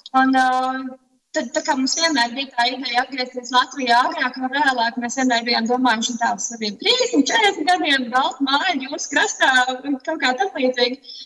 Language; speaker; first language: Latvian; native; Latvian